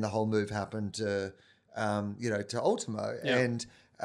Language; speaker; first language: English; native; English